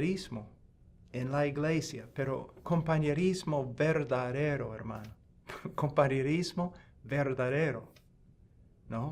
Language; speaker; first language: Spanish; non-native, fluent; English